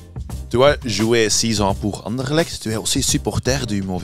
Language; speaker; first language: French; non-native, local second language; Dutch